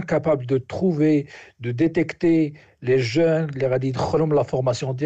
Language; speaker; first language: French; non-native, local second language; Arabic